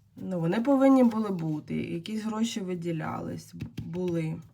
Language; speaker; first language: Ukrainian; non-native, local second language; Russian